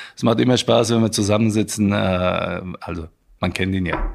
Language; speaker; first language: German; native; German